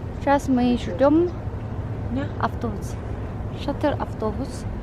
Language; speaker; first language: Russian; non-native, learner; Korean